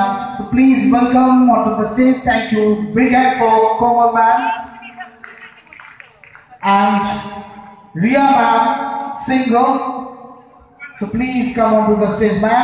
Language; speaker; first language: English; non-native, local second language; Bangla